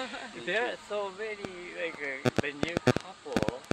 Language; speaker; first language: English; non-native, fluent; Japanese